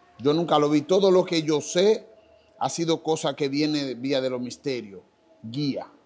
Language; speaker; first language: Spanish; non-native, fluent; Haitian Creole